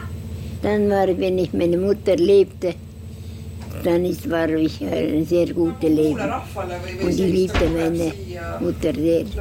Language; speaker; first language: German; non-native, learner; Estonian